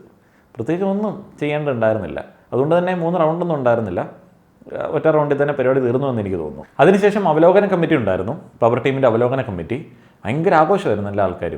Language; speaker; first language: Malayalam; native; Malayalam